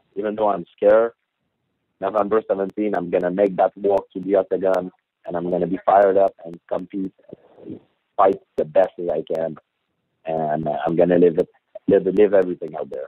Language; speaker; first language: English; non-native, fluent; French